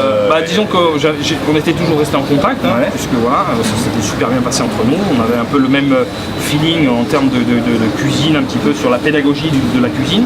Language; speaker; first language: French; native; French